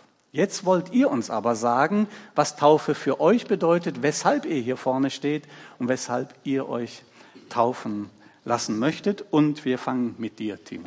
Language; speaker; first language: German; native; German